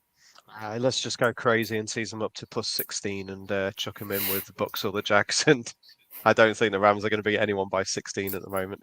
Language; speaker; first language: English; native; English